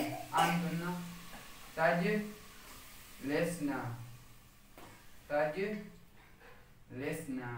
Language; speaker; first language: Arabic; non-native, fluent; Urdu